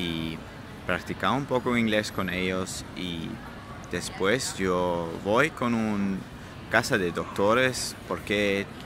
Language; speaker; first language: Spanish; non-native, learner; German